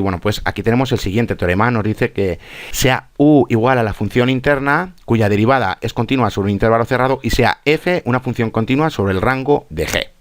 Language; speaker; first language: Spanish; native; Spanish